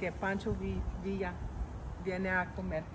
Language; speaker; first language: Spanish; non-native, learner; English